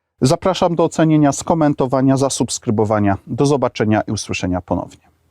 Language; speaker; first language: Polish; native; Polish